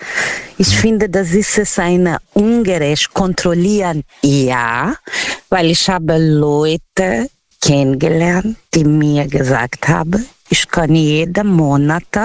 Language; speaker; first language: German; non-native, learner; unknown